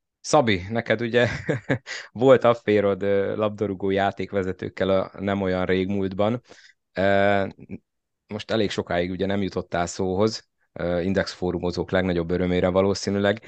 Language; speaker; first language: Hungarian; native; Hungarian